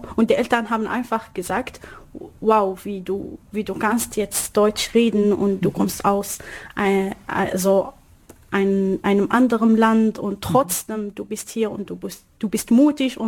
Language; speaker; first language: German; non-native, learner; Arabic